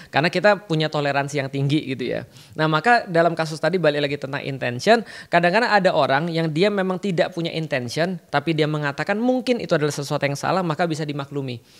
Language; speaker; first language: Indonesian; native; Indonesian